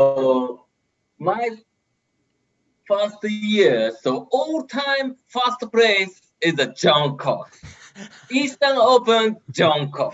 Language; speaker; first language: English; non-native, learner; Japanese